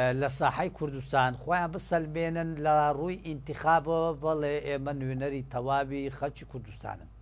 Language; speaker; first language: Central Kurdish; non-native, local second language; Turkish